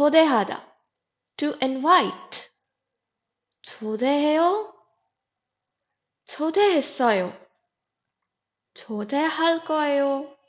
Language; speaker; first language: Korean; non-native, fluent; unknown